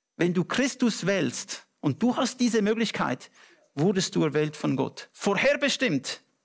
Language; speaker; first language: German; non-native, fluent; English